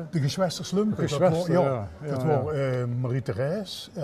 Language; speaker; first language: Dutch; native; Dutch